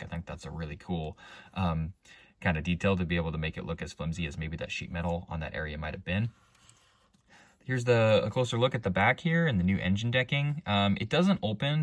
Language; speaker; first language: English; native; English